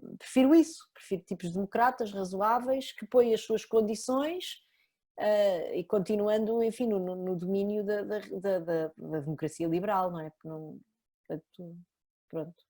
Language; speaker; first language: Portuguese; native; Portuguese